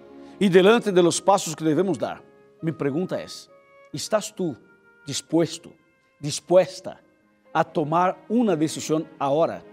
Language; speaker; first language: Spanish; non-native, fluent; Portuguese